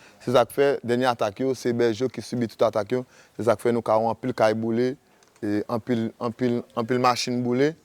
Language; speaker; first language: Haitian Creole; native; Haitian Creole